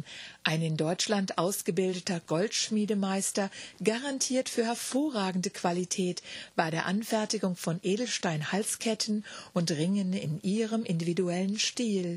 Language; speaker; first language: German; native; German